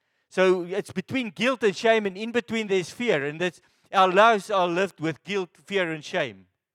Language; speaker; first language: English; non-native, local second language; Afrikaans